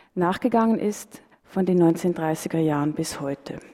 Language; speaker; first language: German; native; German